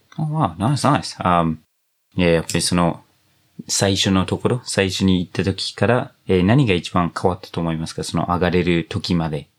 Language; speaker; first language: Japanese; non-native, fluent; English